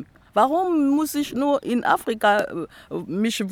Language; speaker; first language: German; non-native, fluent; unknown